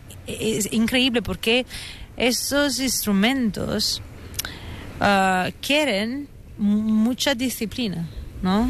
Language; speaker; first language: Spanish; non-native, fluent; Italian